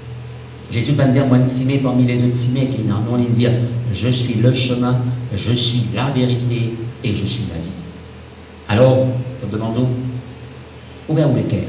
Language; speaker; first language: French; non-native, local second language; Morisyen